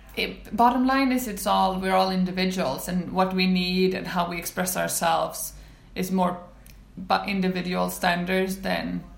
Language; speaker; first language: English; non-native, fluent; Swedish